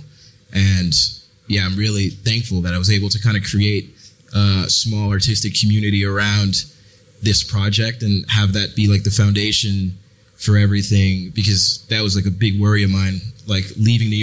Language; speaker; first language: English; early bilingual, other home language; French